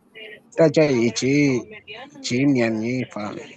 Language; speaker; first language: Chinese; non-native, learner; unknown